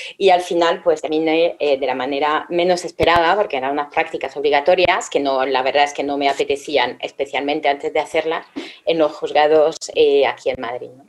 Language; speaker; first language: Spanish; non-native, fluent; French